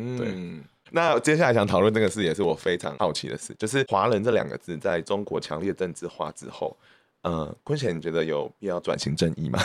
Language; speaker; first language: Chinese; native; Chinese